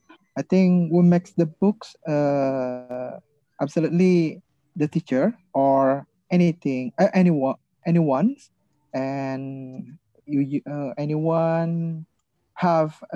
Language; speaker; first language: English; non-native, learner; Indonesian